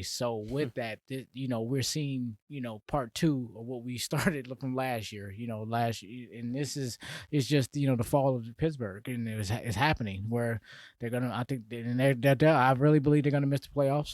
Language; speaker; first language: English; native; English